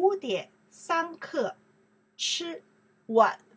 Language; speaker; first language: Chinese; non-native, learner; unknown